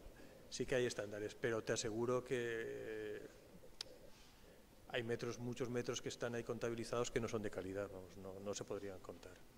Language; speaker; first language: Spanish; native; Spanish